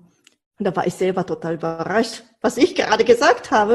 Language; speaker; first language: German; non-native, fluent; Japanese